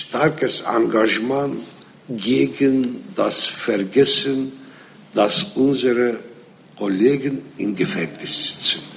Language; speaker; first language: German; non-native, fluent; Arabic